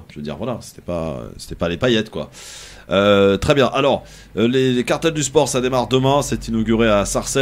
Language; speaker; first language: French; native; French